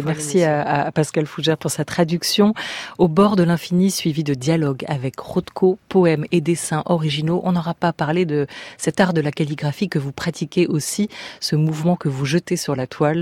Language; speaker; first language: French; native; French